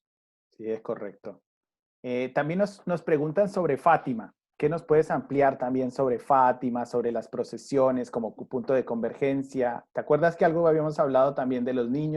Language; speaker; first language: Spanish; native; Spanish